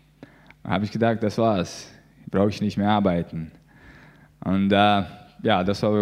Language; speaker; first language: German; non-native, learner; Latvian